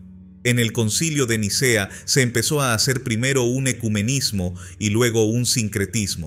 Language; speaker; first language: Spanish; native; Spanish